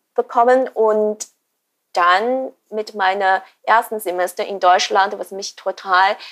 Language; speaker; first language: German; non-native, fluent; Chinese